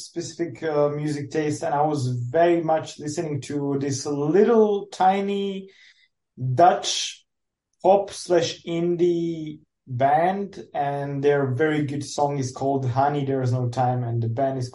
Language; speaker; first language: English; non-native, fluent; Czech